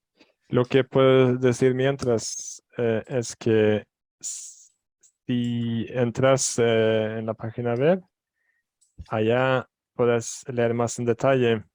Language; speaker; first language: Spanish; non-native, fluent; Swedish